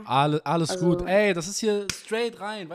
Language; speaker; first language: German; native; German